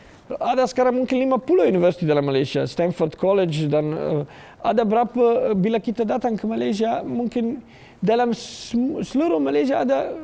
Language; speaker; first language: Indonesian; non-native, learner; Bosnian